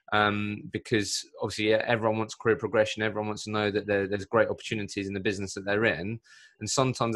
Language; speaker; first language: English; native; English